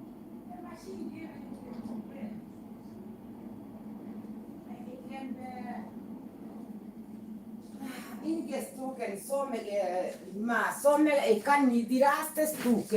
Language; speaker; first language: Dutch; non-native, learner; Kikuyu